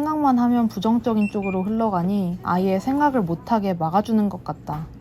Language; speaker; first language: Korean; native; Korean